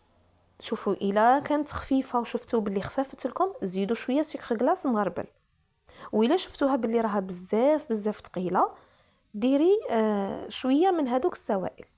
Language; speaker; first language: Arabic; native; Arabic